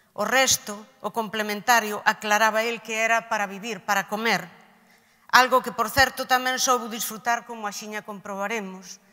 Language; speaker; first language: Galician; native; Galician